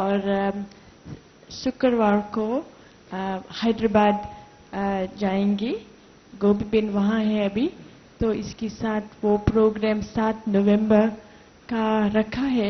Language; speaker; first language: Hindi; non-native, learner; English